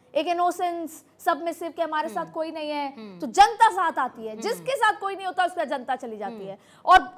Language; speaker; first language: Hindi; native; Hindi